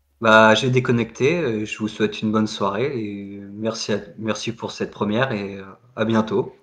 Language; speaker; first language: French; native; French